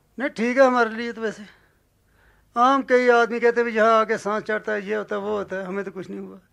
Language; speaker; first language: Urdu; non-native, local second language; Punjabi